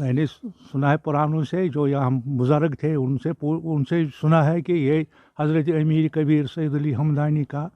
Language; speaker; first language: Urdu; non-native, local second language; Kashmiri